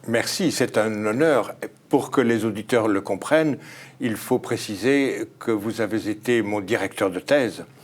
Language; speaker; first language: French; native; French